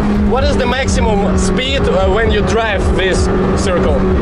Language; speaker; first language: English; non-native, learner; Russian